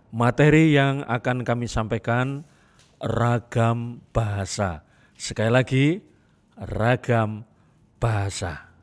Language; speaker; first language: Indonesian; non-native, local second language; Javanese